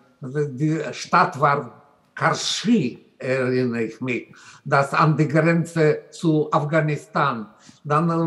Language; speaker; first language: German; non-native, learner; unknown